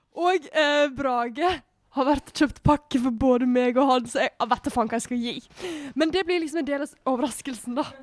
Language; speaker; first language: Norwegian; native; Norwegian